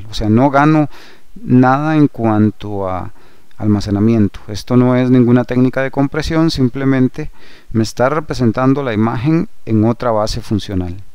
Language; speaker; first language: Spanish; native; Spanish